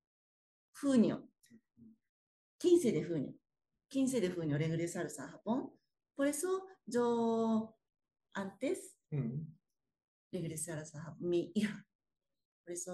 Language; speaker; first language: Spanish; non-native, learner; Japanese